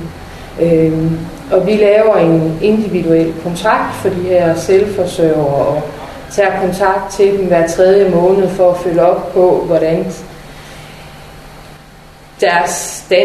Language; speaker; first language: Danish; native; Danish